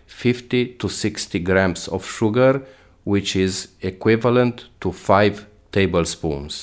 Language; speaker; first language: English; non-native, fluent; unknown